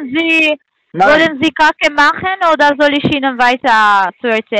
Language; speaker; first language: German; non-native, fluent; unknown